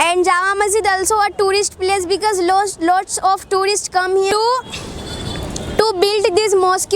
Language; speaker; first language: English; non-native, learner; Hindi